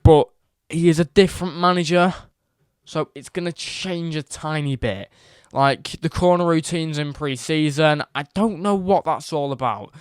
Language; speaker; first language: English; native; English